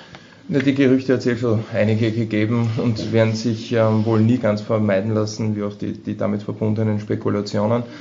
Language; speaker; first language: German; native; German